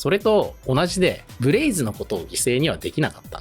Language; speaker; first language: Japanese; native; Japanese